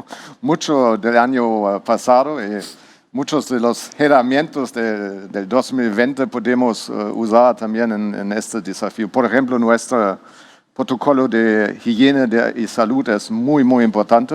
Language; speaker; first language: Spanish; non-native, learner; German